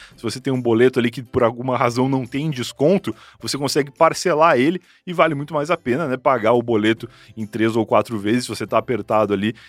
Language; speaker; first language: Portuguese; native; Portuguese